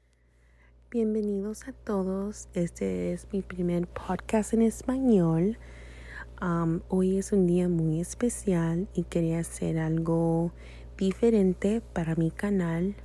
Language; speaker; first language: Spanish; early bilingual, heritage; Spanish